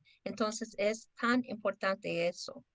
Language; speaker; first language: Spanish; non-native, fluent; English